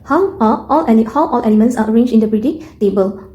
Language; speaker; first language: English; non-native, local second language; Malay